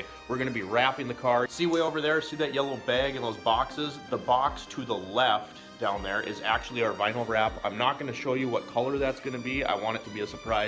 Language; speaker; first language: English; native; English